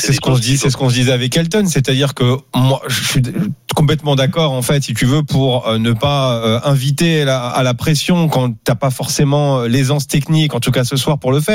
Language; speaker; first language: French; native; French